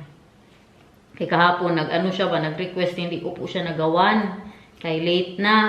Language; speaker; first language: Filipino; non-native, local second language; Cebuano